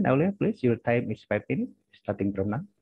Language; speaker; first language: English; non-native, learner; Indonesian